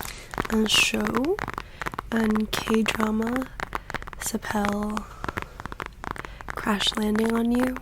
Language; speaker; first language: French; non-native, learner; English